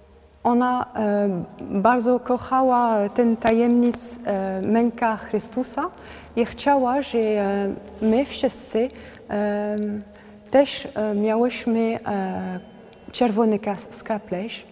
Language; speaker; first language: Polish; non-native, learner; French